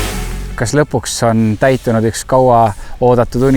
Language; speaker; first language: Estonian; native; Estonian